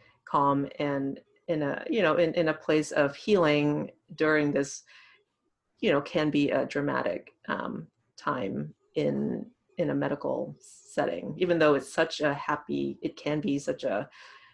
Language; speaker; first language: English; non-native, fluent; Thai